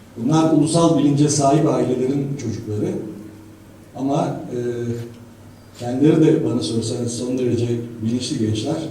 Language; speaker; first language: Turkish; native; Turkish